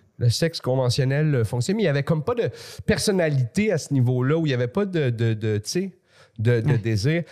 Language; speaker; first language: French; native; French